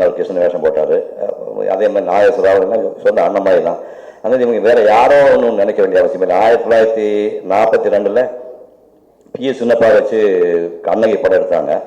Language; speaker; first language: Tamil; native; Tamil